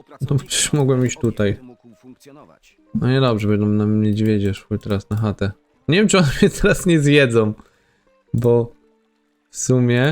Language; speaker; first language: Polish; native; Polish